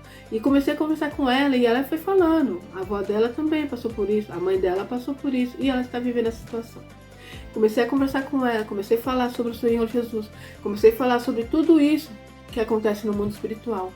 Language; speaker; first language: Portuguese; native; Portuguese